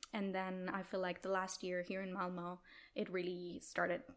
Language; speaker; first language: English; non-native, fluent; Italian